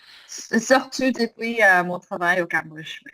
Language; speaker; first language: French; non-native, learner; English